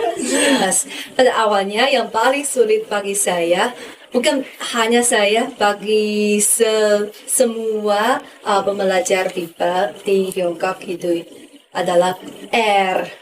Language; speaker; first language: Indonesian; non-native, fluent; Chinese